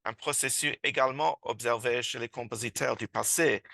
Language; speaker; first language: French; non-native, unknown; English